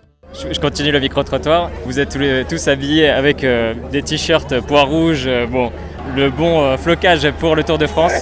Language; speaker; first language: French; native; French